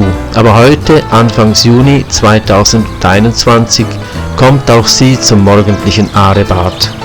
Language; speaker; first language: German; native; German